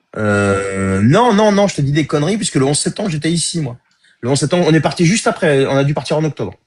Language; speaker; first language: French; early bilingual, other home language; Arabic